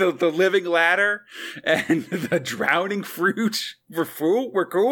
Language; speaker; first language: English; native; English